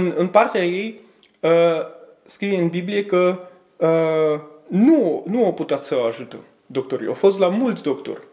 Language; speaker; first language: Romanian; early bilingual, heritage; Romanian